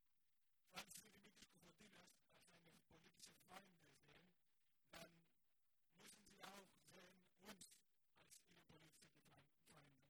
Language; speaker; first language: German; non-native, learner; Greek